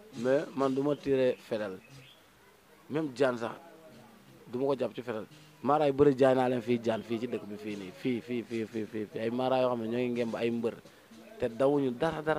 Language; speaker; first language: Wolof; native; Wolof